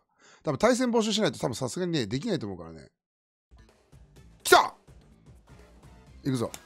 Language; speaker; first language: Japanese; native; Japanese